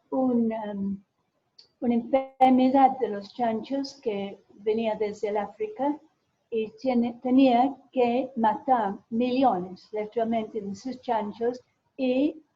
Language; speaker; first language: Spanish; non-native, fluent; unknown